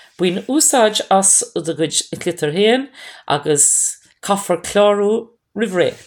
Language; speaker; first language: Irish; non-native, local second language; English